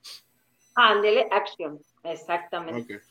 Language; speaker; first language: Spanish; native; Spanish